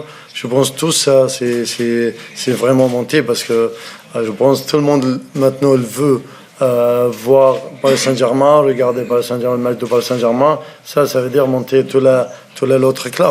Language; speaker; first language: French; non-native, learner; Arabic